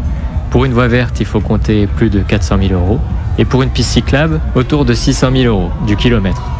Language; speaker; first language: French; native; French